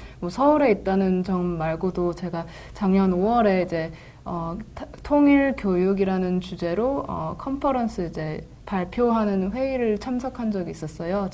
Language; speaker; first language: Korean; native; Korean